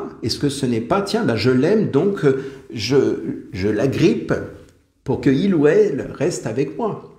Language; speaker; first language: French; native; French